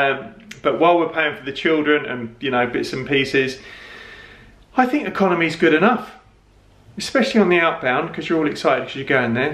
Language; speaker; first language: English; native; English